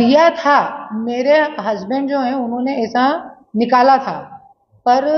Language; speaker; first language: Hindi; non-native, local second language; Marathi